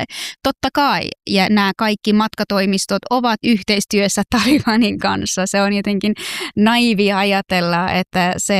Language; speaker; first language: Finnish; non-native, fluent; Persian